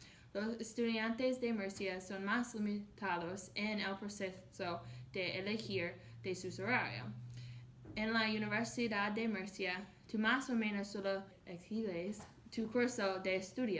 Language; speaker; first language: Spanish; non-native, learner; English